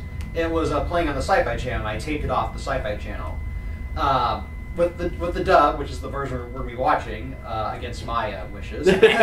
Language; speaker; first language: English; native; English